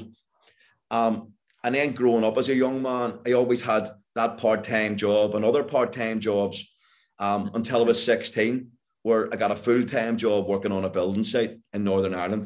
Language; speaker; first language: English; native; English